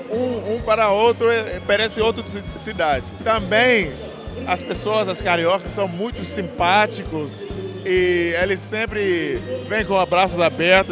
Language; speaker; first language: Portuguese; non-native, fluent; English